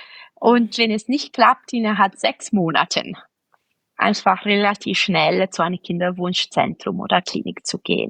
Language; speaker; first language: German; non-native, fluent; Italian